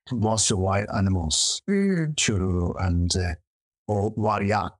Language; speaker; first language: English; non-native, learner; Chinese